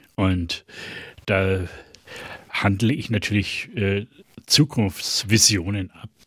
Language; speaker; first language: German; native; German